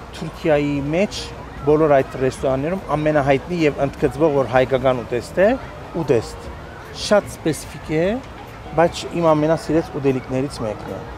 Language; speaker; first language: Armenian; early bilingual, heritage; Armenian